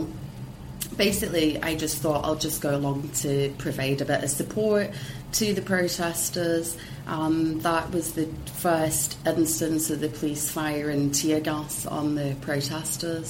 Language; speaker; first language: English; native; English